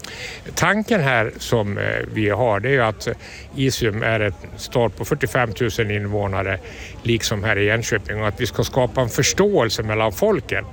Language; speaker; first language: Swedish; native; Swedish